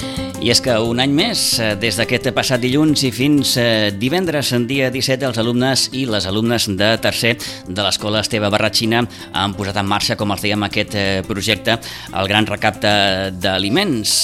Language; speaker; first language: Catalan; native; Catalan